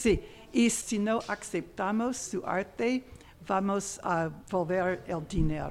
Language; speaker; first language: Spanish; non-native, learner; English